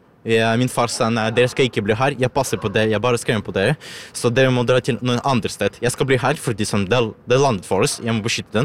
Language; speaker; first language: Norwegian; non-native, learner; Ukrainian